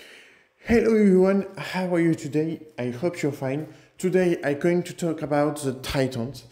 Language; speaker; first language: English; non-native, learner; French